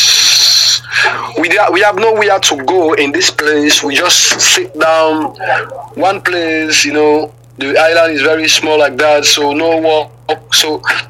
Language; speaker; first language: English; non-native, local second language; Krio